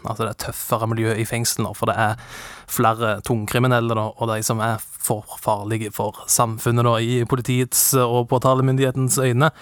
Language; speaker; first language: Norwegian; native; Norwegian